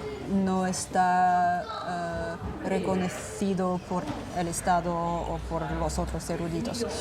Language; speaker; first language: Spanish; non-native, fluent; French